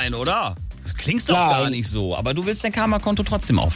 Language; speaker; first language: German; native; German